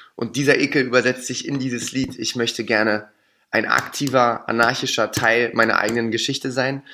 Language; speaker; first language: German; native; German